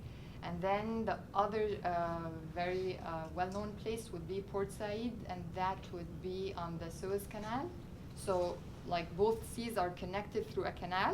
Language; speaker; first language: English; non-native, local second language; Arabic